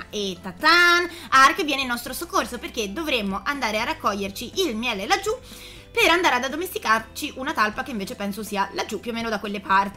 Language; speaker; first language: Italian; native; Italian